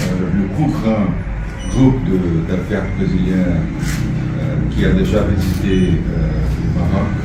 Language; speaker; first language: French; non-native, learner; Portuguese